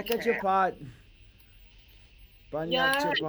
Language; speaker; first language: Indonesian; non-native, learner; English